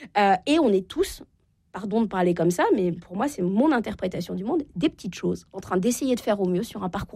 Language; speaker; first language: French; native; French